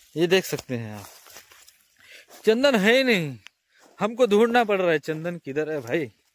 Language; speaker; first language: Hindi; non-native, local second language; Marathi